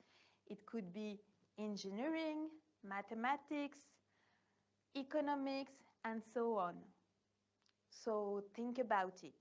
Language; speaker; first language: English; non-native, fluent; French